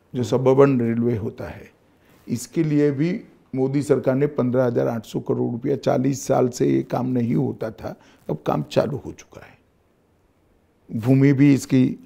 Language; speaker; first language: Hindi; non-native, local second language; Gujarati